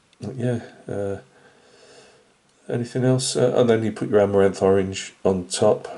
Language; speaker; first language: English; native; English